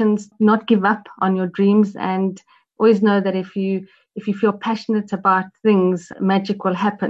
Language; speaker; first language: English; native; English